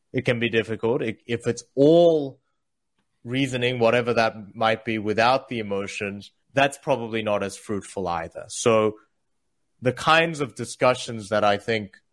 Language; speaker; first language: English; early bilingual, other home language; Korean